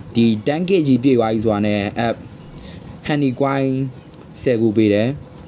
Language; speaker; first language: Burmese; native; Burmese